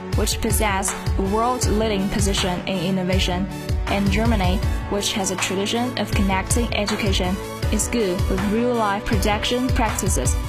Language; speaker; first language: English; non-native, fluent; Chinese